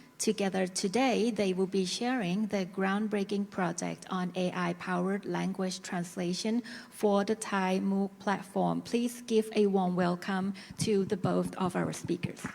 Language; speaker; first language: English; non-native, fluent; Thai